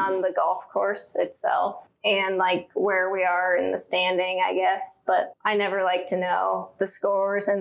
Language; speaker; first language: English; native; English